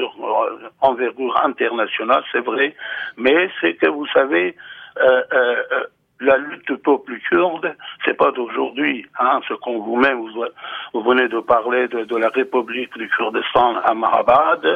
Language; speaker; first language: French; non-native, fluent; Kurdish